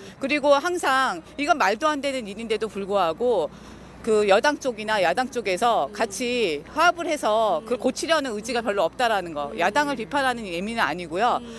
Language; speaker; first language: Korean; native; Korean